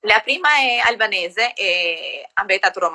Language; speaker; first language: Italian; non-native, learner; Albanian